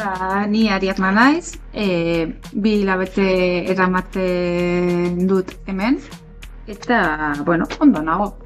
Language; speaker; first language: Basque; non-native, learner; Spanish